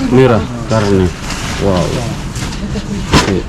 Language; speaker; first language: Spanish; non-native, learner; Filipino